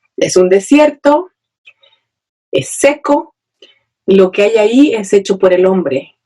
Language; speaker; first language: Spanish; native; Spanish